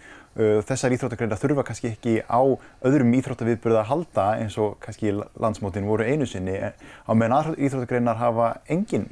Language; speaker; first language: Icelandic; native; Icelandic